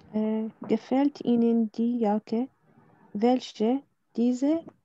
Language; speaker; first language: German; non-native, learner; Arabic